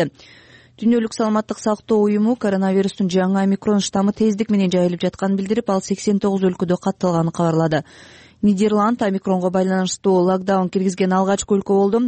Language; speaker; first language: Kyrgyz; native; Kyrgyz